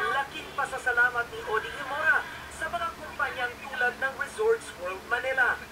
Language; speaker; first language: Filipino; native; Filipino